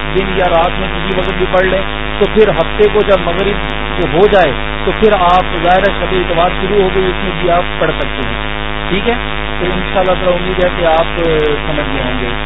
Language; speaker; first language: Urdu; native; Urdu